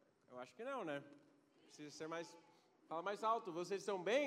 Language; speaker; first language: Portuguese; non-native, learner; English